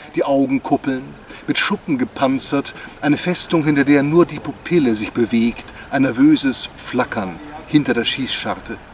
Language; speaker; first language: German; native; German